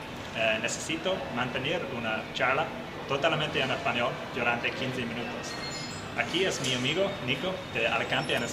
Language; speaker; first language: Spanish; non-native, learner; English